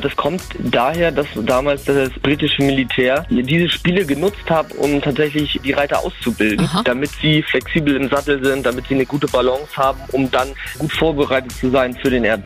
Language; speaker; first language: German; native; German